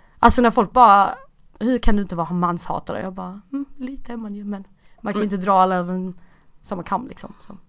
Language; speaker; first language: Swedish; early bilingual, other home language; Portuguese